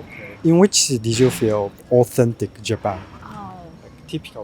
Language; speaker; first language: English; non-native, fluent; Japanese